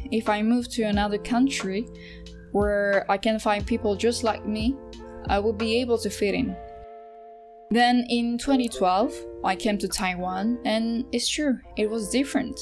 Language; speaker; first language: English; non-native, fluent; French